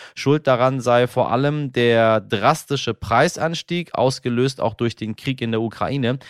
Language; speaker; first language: German; native; German